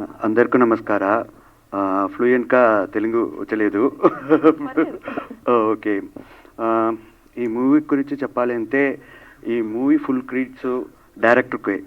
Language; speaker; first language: Telugu; non-native, learner; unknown